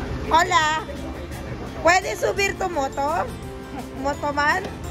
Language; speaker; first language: Spanish; non-native, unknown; Filipino